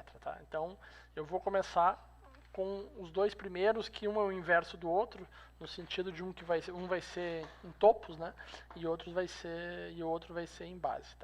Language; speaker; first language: Portuguese; native; Portuguese